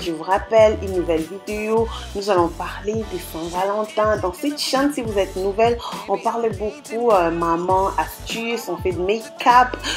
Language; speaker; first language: French; non-native, local second language; Lingala